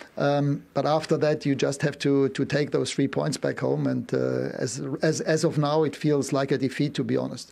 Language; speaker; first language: English; non-native, fluent; German